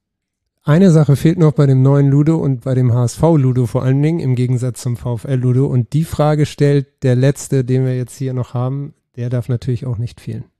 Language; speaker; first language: German; native; German